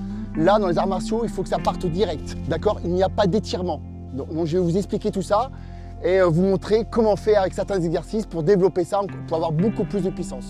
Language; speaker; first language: French; native; French